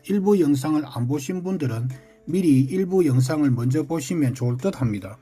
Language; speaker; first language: Korean; native; Korean